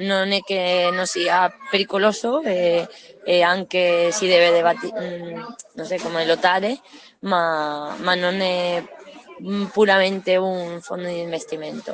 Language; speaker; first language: Italian; non-native, learner; Spanish